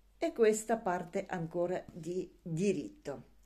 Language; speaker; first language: Italian; non-native, learner; Russian